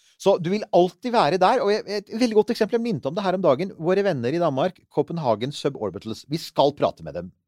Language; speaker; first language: Norwegian; native; Norwegian